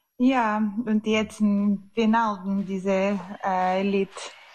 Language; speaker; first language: German; non-native, learner; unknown